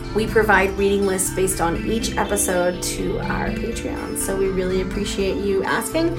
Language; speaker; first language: English; native; English